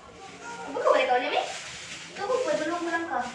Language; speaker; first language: Filipino; non-native, local second language; Cebuano